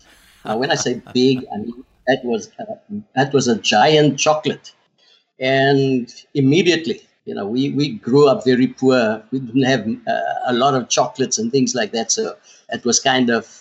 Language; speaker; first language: English; non-native, local second language; Afrikaans